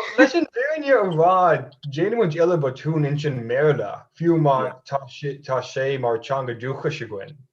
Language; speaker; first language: Irish; non-native, fluent; English